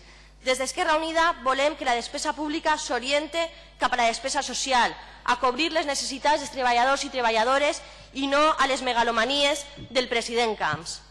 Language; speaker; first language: Catalan; native; Catalan